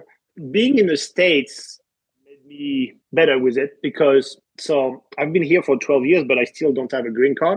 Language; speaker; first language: English; non-native, fluent; French